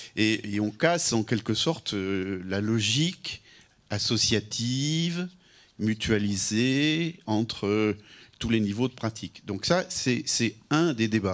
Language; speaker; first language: French; native; French